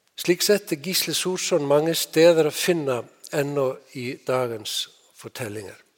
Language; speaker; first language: Norwegian; non-native, fluent; Icelandic